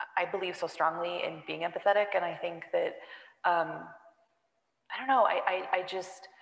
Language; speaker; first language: English; native; English